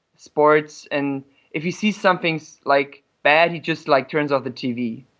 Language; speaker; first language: English; non-native, fluent; German